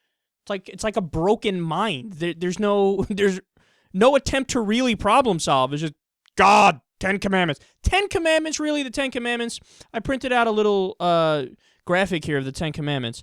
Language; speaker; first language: English; native; English